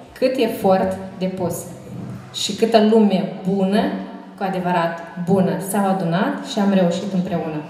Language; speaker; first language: Romanian; native; Romanian